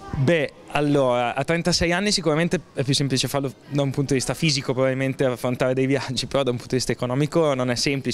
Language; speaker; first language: Italian; native; Italian